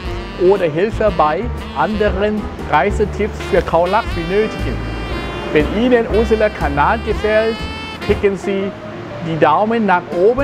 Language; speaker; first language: German; non-native, learner; Thai